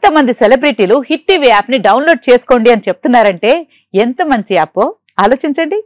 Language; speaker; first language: Telugu; native; Telugu